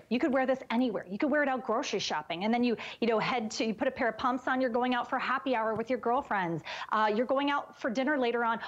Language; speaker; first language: English; native; English